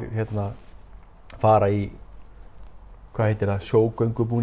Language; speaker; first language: Icelandic; native; Icelandic